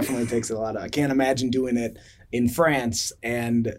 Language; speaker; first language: English; native; English